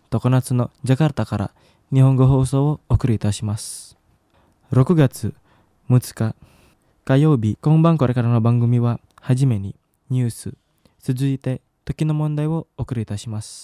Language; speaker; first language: Japanese; non-native, fluent; Indonesian